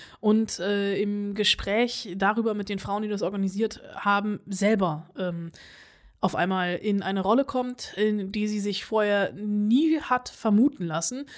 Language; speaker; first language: German; native; German